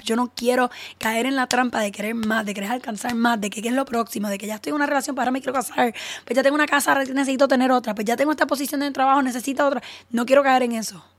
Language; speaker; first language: Spanish; early bilingual, heritage; Spanish